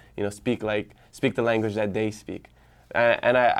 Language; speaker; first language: English; early bilingual, other home language; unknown